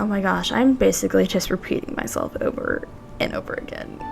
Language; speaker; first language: English; native; English